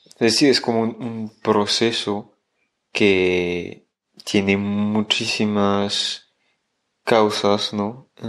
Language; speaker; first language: Spanish; non-native, fluent; French